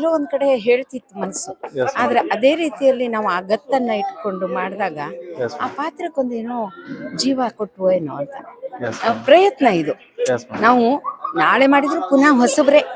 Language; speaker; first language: Kannada; non-native, local second language; Marathi